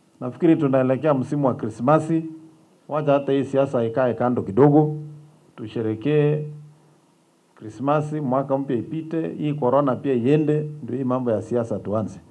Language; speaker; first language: Swahili; non-native, local second language; Kalenjin